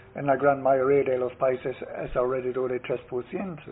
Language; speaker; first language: Spanish; non-native, fluent; English